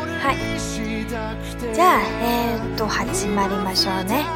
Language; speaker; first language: Japanese; non-native, fluent; Chinese